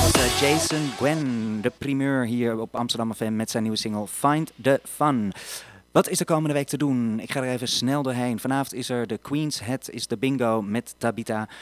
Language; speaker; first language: Dutch; native; Dutch